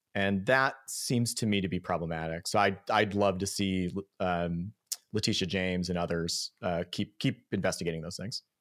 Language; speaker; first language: English; native; English